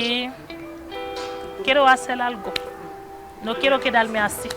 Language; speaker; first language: Spanish; non-native, learner; Haitian Creole